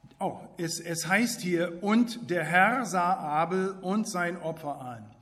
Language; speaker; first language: German; non-native, fluent; English